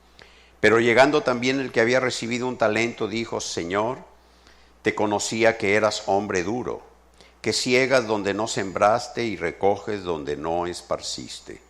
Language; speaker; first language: Spanish; native; Spanish